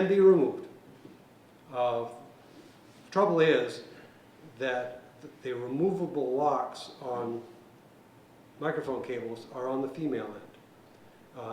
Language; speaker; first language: English; native; English